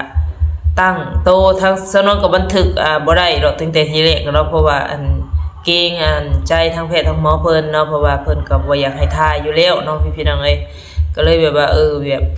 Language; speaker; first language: Thai; non-native, local second language; Lao